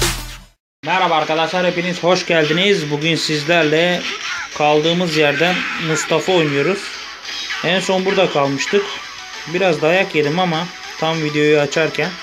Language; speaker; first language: Turkish; native; Turkish